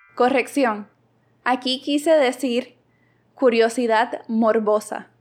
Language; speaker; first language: Spanish; native; Spanish